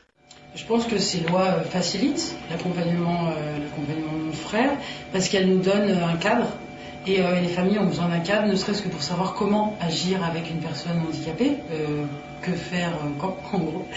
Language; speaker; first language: French; native; French